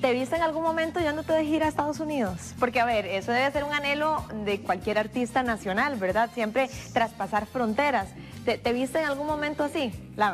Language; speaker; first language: Spanish; native; Spanish